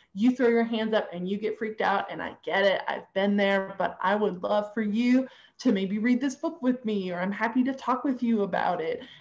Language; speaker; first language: English; native; English